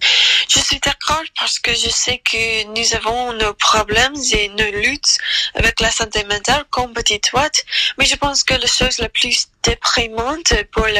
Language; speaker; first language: French; non-native, learner; English